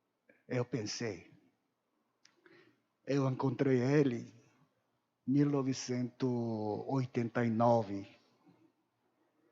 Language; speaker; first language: Portuguese; non-native, learner; Korean